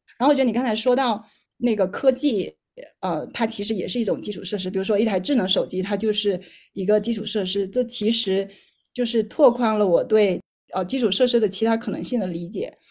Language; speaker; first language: Chinese; native; Chinese